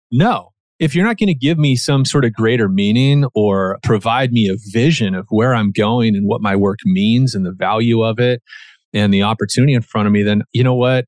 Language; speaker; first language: English; native; English